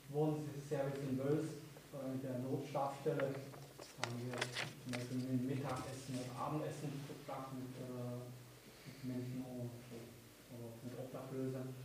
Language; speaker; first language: German; non-native, learner; Vietnamese